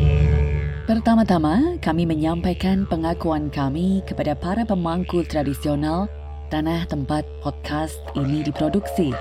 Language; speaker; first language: Indonesian; native; Indonesian